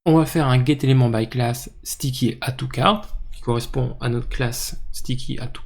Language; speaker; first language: French; native; French